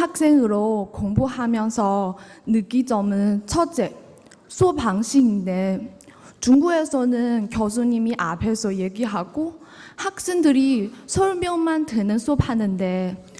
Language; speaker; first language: Korean; non-native, learner; Chinese